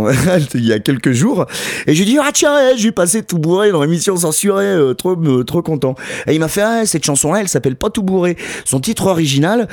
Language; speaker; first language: French; native; French